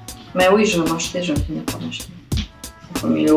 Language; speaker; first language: French; non-native, fluent; Russian